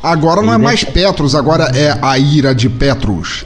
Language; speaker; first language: Portuguese; native; Portuguese